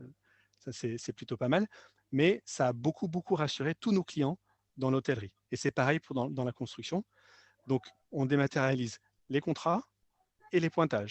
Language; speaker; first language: French; native; French